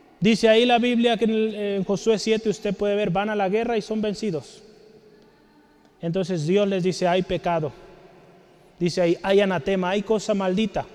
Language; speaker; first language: Spanish; native; Spanish